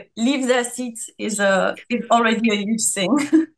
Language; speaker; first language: English; non-native, fluent; French